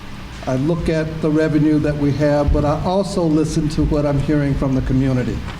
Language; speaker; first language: English; native; English